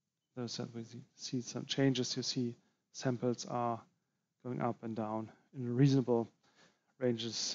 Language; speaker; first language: English; non-native, fluent; German